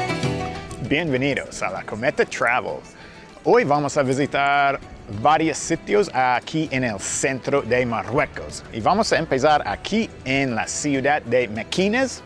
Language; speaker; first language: Spanish; non-native, fluent; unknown